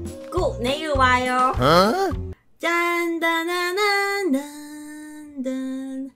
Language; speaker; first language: Korean; non-native, learner; Cantonese